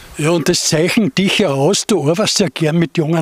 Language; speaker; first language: German; native; German